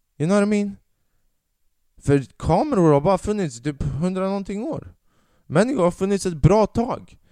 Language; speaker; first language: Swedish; early bilingual, other home language; Albanian